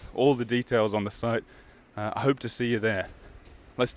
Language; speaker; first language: English; native; English